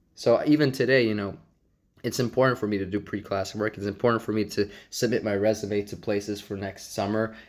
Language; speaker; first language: English; native; English